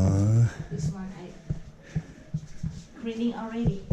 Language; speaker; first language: English; non-native, learner; Thai